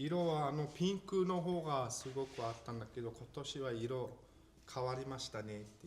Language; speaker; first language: Japanese; non-native, fluent; Mongolian